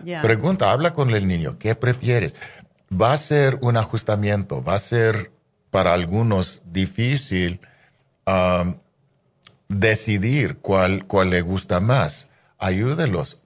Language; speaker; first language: Spanish; non-native, fluent; English